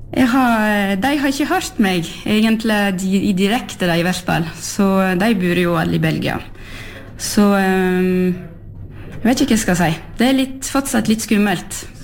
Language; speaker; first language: Norwegian; non-native, fluent; French